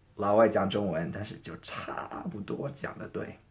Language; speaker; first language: Chinese; non-native, learner; English